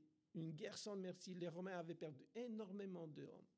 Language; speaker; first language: French; non-native, fluent; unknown